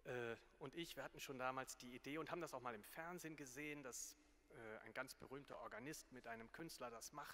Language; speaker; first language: German; native; German